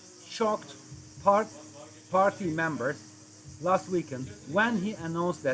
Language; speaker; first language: English; non-native, fluent; Turkish